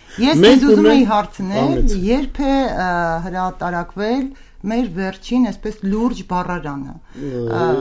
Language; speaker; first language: Armenian; native; Armenian